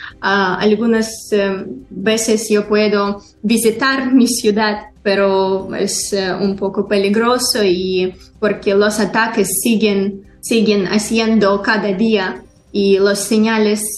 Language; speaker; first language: Spanish; non-native, fluent; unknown